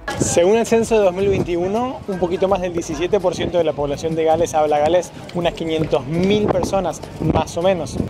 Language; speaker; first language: Spanish; native; Spanish